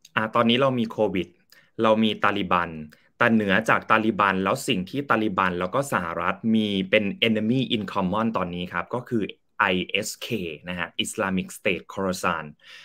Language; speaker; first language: Thai; native; Thai